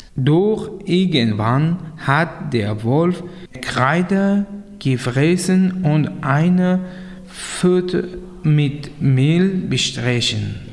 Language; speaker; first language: German; non-native, learner; Persian